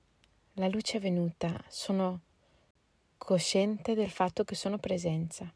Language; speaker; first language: Italian; native; Italian